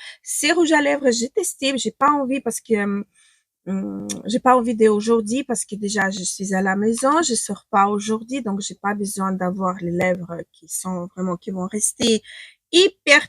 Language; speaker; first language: French; non-native, fluent; Ukrainian